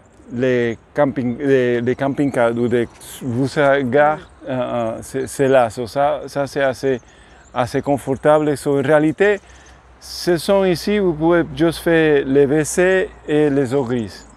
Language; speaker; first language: French; non-native, learner; Spanish